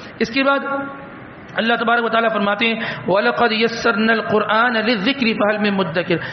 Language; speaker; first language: Urdu; native; Urdu